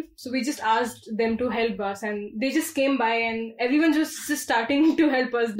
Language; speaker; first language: English; non-native, local second language; Hindi